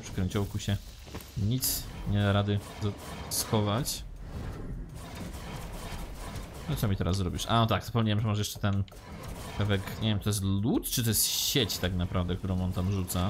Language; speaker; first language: Polish; native; Polish